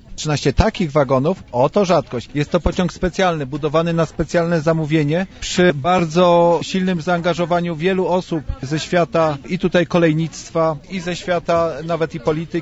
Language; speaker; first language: Polish; native; Polish